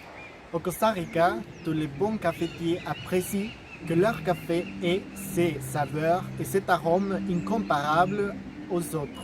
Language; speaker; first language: French; non-native, fluent; Spanish